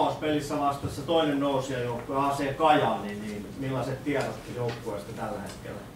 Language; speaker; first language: Finnish; native; Finnish